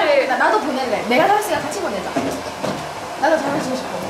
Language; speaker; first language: Korean; native; Korean